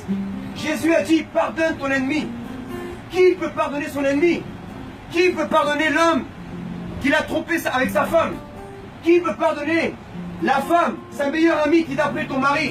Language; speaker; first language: French; native; French